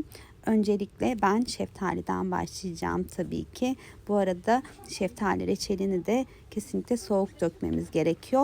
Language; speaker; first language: Turkish; native; Turkish